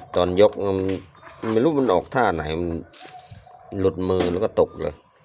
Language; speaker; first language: Thai; native; Thai